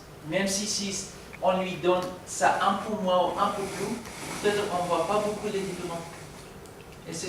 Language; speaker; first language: French; non-native, learner; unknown